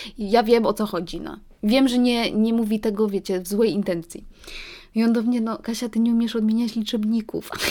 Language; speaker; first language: Polish; early bilingual, heritage; Polish